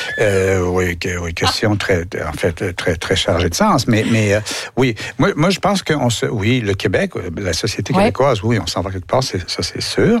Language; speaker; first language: French; native; French